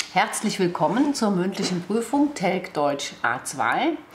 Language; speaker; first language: German; native; German